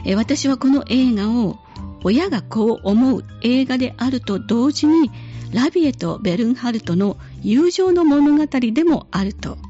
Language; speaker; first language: Japanese; native; Japanese